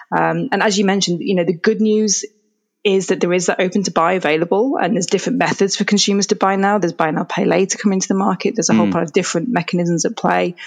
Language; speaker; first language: English; native; English